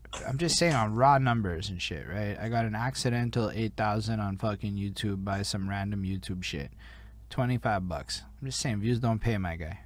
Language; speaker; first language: English; native; English